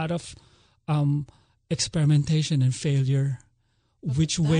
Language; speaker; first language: English; non-native, local second language; Filipino